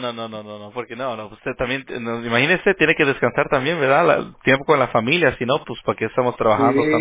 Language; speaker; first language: Spanish; early bilingual, heritage; Spanish